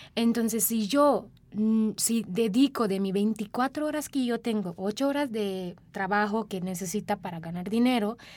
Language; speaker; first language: Spanish; non-native, fluent; Sinhala